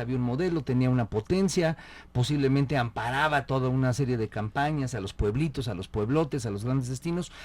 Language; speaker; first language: Spanish; native; Spanish